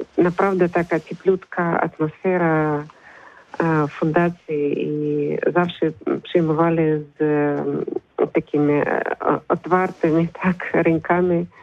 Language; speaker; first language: Polish; non-native, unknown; Ukrainian